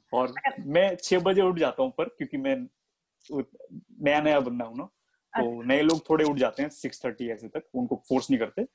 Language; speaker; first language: Hindi; native; Hindi